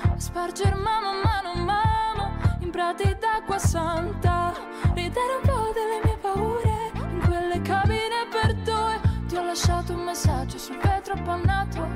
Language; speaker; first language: Italian; native; Italian